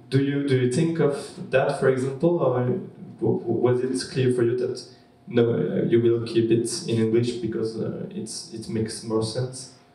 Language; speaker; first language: English; non-native, learner; French